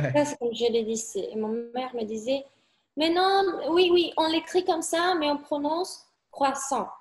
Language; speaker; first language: French; non-native, fluent; Spanish